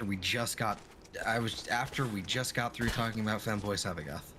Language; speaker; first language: English; native; English